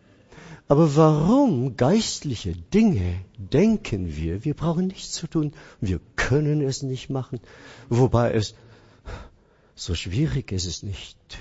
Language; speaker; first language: German; non-native, fluent; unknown